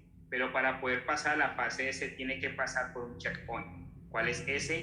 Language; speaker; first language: Spanish; native; Spanish